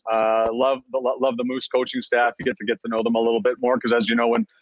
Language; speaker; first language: English; native; English